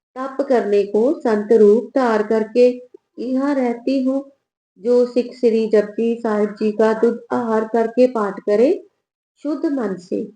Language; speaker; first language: Hindi; non-native, local second language; Punjabi